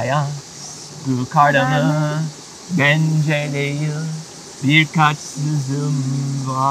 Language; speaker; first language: Turkish; non-native, learner; English